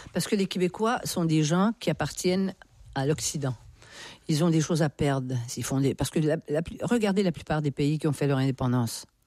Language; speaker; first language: French; native; French